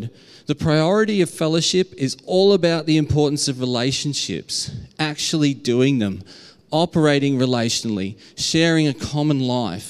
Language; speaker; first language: English; native; English